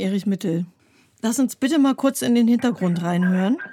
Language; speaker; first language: German; native; German